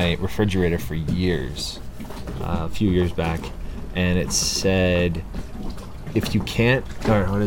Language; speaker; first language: English; native; English